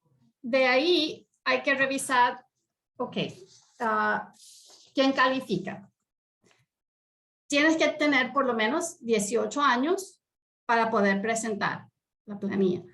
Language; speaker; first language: Spanish; early bilingual, heritage; Spanish